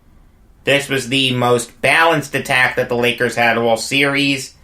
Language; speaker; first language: English; native; English